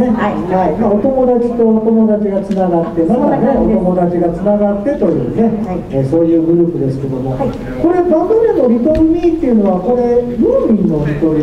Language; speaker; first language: Japanese; native; Japanese